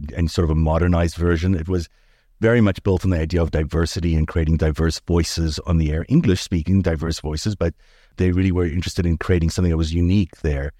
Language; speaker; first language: English; early bilingual, other home language; Hebrew